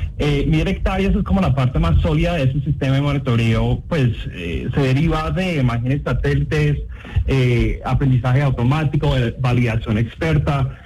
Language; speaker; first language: Spanish; non-native, fluent; English